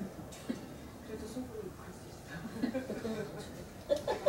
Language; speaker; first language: Korean; native; Korean